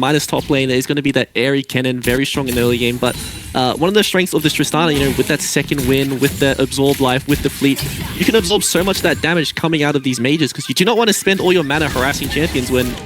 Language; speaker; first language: English; native; English